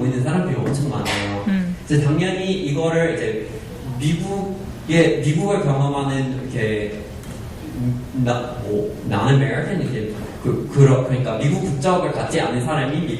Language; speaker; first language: Korean; non-native, fluent; English